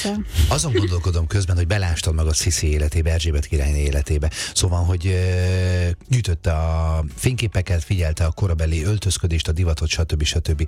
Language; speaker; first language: Hungarian; native; Hungarian